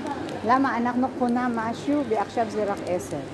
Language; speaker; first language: Hebrew; non-native, learner; Filipino